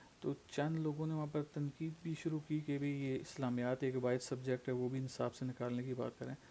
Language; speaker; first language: Urdu; non-native, local second language; Punjabi